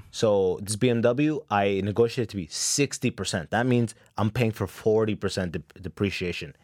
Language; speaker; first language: English; early bilingual, other home language; Arabic